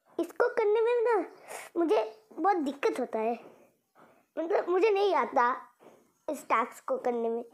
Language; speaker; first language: Hindi; non-native, local second language; Bangla